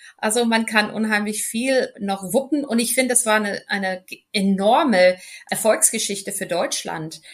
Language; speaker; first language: German; non-native, fluent; English